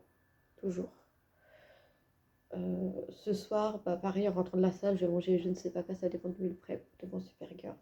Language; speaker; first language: French; native; French